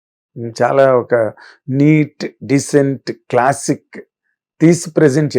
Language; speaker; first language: Telugu; native; Telugu